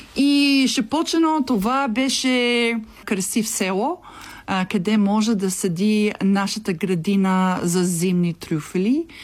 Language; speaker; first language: Bulgarian; non-native, learner; English